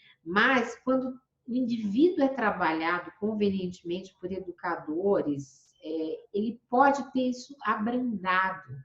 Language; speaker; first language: Portuguese; native; Portuguese